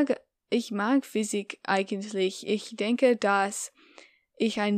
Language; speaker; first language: German; non-native, learner; English